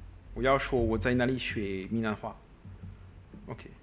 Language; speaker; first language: Chinese; non-native, learner; French